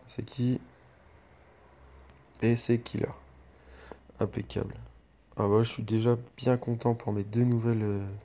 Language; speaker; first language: French; native; French